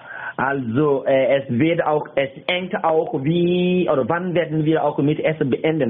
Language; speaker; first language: German; non-native, learner; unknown